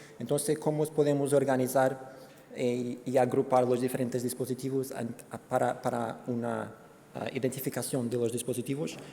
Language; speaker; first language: Spanish; non-native, fluent; Portuguese